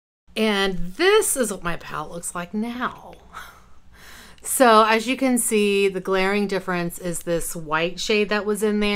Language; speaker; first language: English; native; English